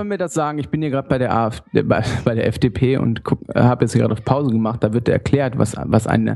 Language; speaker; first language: German; native; German